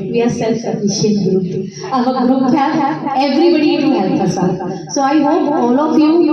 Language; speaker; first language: English; non-native, local second language; Bangla